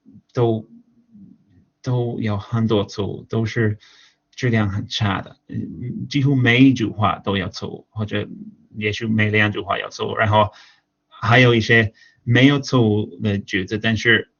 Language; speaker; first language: Chinese; non-native, fluent; English